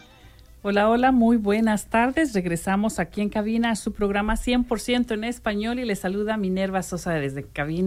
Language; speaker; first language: Spanish; native; Spanish